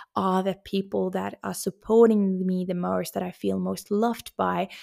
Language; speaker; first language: English; non-native, fluent; Finnish